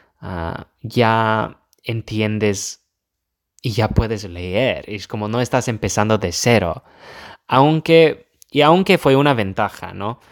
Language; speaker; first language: Spanish; non-native, fluent; English